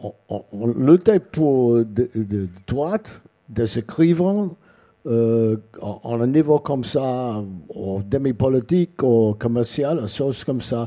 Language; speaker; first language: French; non-native, learner; English